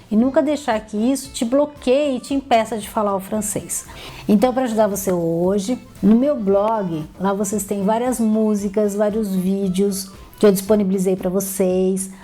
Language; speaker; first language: Portuguese; native; Portuguese